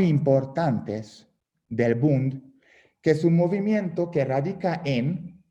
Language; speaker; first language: Spanish; non-native, fluent; Hungarian